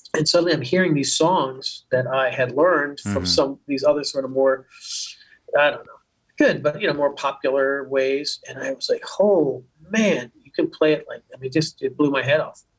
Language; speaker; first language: English; native; English